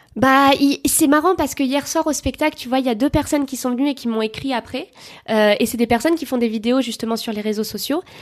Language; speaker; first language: French; native; French